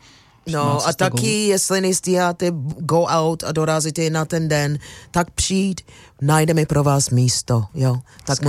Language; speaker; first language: Czech; non-native, fluent; English